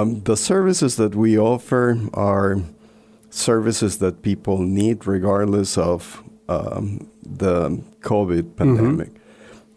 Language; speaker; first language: English; non-native, fluent; Spanish